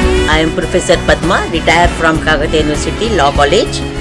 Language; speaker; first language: English; non-native, local second language; Telugu